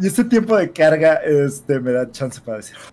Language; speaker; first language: Spanish; native; Spanish